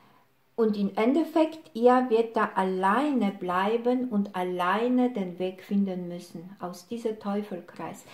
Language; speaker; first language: German; non-native, fluent; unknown